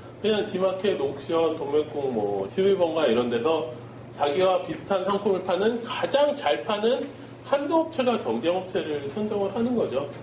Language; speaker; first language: Korean; native; Korean